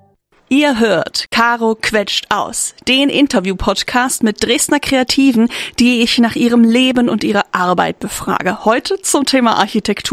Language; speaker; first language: German; native; German